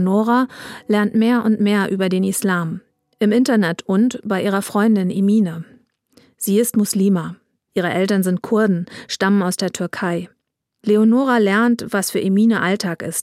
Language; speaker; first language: German; native; German